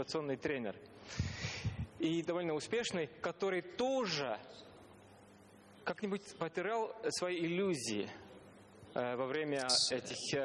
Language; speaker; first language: Russian; non-native, fluent; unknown